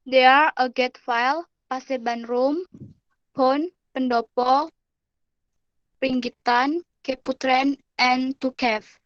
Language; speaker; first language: English; non-native, learner; Indonesian